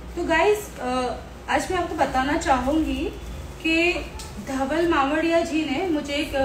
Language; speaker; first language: Hindi; non-native, local second language; Gujarati